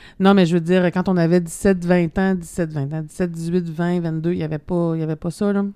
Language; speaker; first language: French; native; French